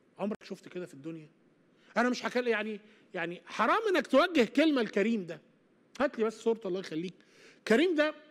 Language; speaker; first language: Arabic; native; Arabic